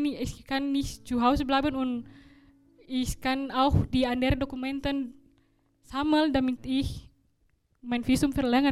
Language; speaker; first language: German; non-native, learner; Indonesian